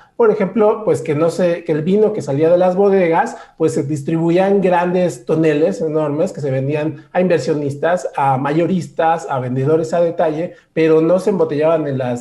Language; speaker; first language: Spanish; native; Spanish